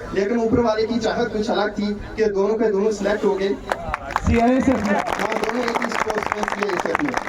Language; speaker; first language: Hindi; non-native, local second language; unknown